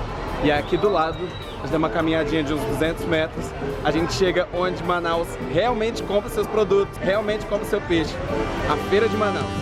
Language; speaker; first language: Portuguese; native; Portuguese